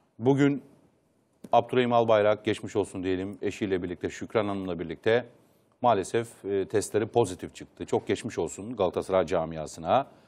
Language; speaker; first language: Turkish; native; Turkish